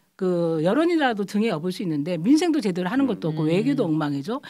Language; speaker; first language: Korean; native; Korean